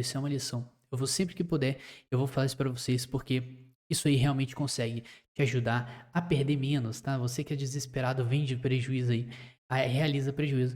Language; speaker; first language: Portuguese; native; Portuguese